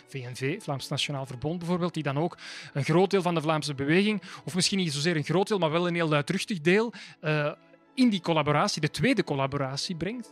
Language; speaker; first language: Dutch; native; Dutch